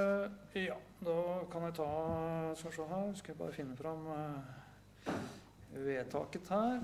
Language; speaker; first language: Norwegian; native; Norwegian